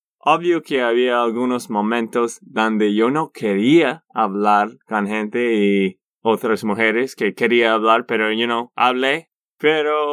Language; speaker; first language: Spanish; non-native, learner; English